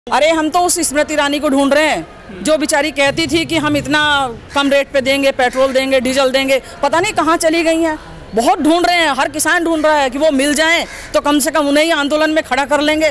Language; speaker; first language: Hindi; native; Hindi